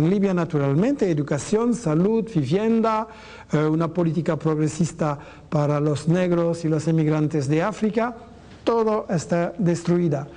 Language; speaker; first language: Spanish; non-native, fluent; French